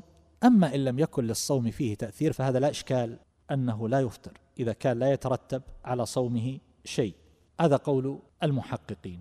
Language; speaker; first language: Arabic; native; Arabic